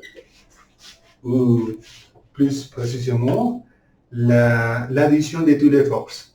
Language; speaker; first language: French; non-native, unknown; Spanish